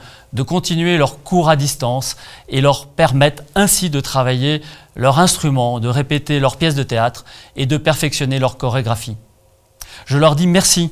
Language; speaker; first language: French; native; French